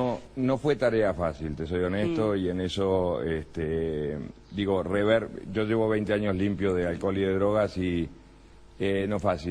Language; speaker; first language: Spanish; native; Spanish